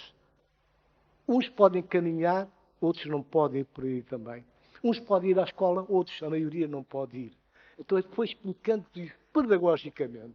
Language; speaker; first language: Portuguese; non-native, local second language; Upper Guinea Crioulo